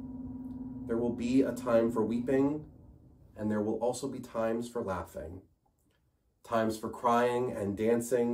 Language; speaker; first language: English; native; English